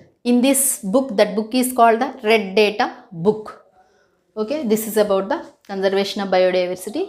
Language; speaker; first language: English; non-native, local second language; Telugu